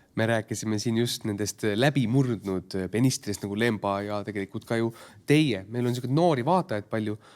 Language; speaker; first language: Estonian; native; Estonian